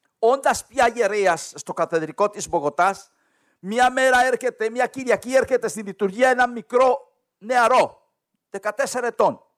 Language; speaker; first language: Greek; non-native, learner; Spanish